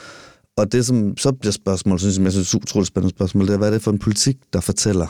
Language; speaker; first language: Danish; native; Danish